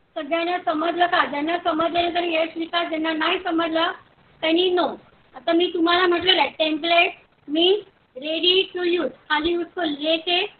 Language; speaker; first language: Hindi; non-native, local second language; Marathi